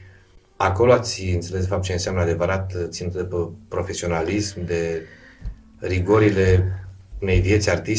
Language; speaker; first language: Romanian; native; Romanian